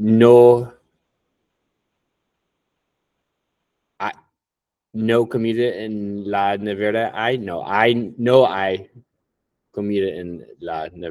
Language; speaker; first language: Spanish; non-native, learner; English